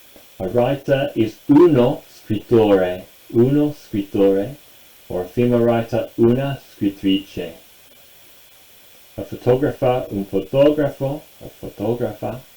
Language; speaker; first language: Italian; non-native, fluent; English